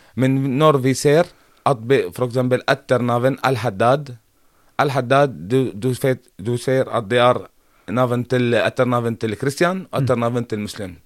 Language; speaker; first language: Norwegian; non-native, learner; Arabic